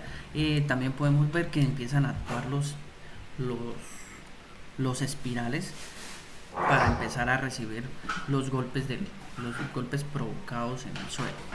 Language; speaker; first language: Spanish; native; Spanish